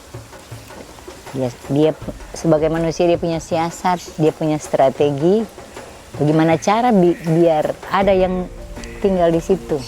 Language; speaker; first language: Indonesian; native; Indonesian